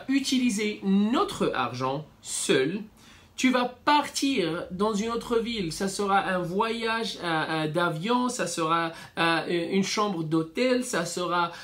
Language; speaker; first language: French; non-native, fluent; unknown